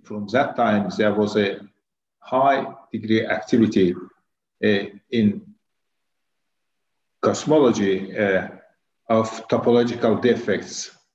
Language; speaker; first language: English; non-native, fluent; Turkish